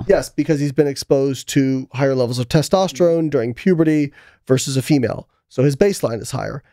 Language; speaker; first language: English; native; English